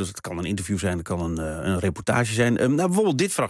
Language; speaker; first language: Dutch; native; Dutch